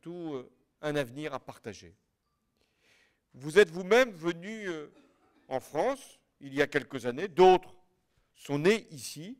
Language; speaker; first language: French; native; French